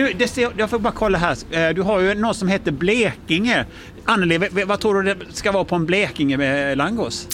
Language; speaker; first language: Swedish; native; Swedish